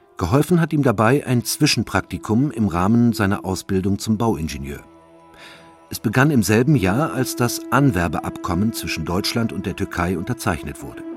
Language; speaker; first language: German; native; German